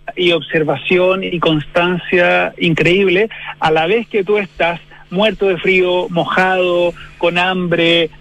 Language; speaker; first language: Spanish; native; Spanish